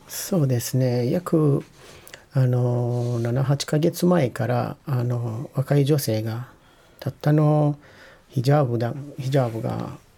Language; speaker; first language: Japanese; non-native, fluent; Persian